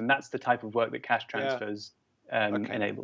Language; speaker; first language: English; native; English